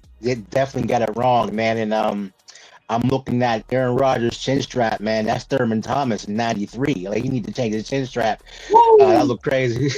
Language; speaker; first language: English; native; English